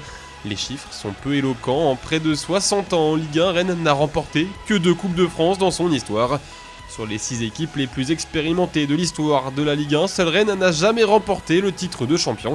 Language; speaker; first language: French; native; French